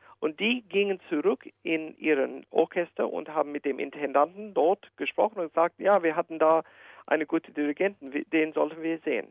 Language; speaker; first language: German; non-native, fluent; English